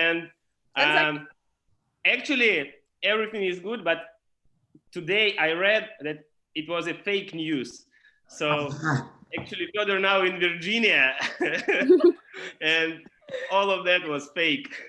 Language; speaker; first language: English; non-native, learner; Russian